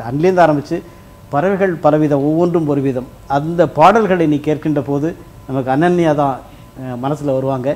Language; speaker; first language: Tamil; native; Tamil